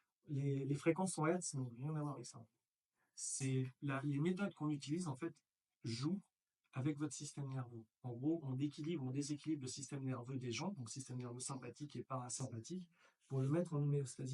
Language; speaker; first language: French; native; French